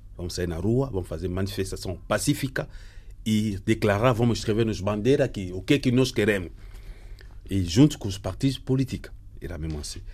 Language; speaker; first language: Portuguese; non-native, learner; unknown